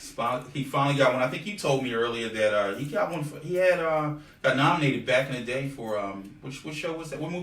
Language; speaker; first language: English; native; English